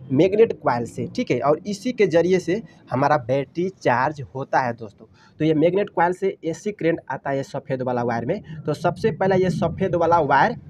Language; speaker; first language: Hindi; native; Hindi